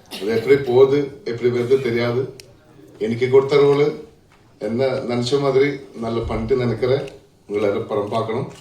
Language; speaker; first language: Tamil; non-native, learner; Malayalam